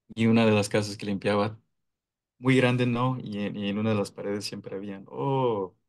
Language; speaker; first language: Spanish; early bilingual, heritage; Spanish